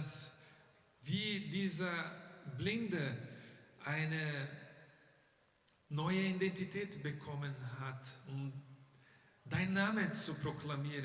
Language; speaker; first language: German; non-native, fluent; Portuguese